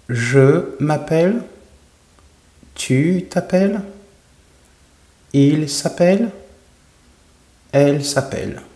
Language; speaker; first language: French; non-native, fluent; English